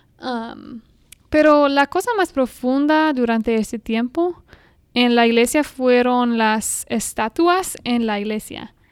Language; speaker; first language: Spanish; non-native, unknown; English